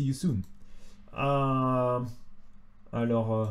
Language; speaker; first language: English; non-native, fluent; French